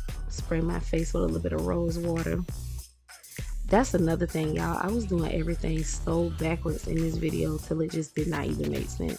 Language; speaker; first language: English; native; English